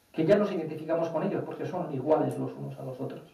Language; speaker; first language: Spanish; native; Spanish